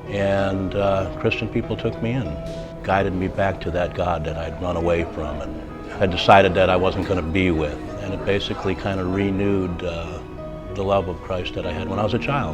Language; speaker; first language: English; native; English